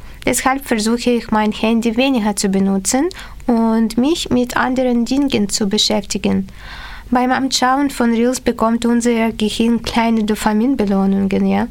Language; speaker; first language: German; non-native, learner; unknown